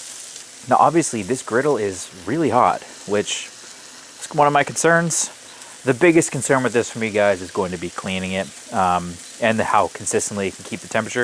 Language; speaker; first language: English; native; English